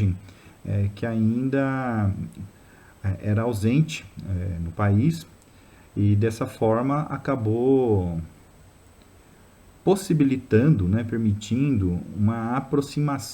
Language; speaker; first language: Portuguese; native; Portuguese